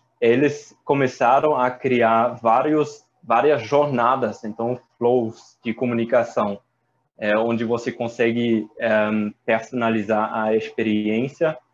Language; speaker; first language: Portuguese; non-native, fluent; German